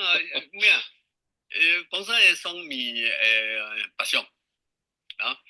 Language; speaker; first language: Spanish; non-native, learner; Chinese